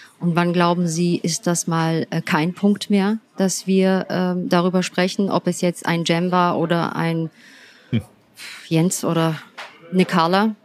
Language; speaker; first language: German; early bilingual, other home language; Turkish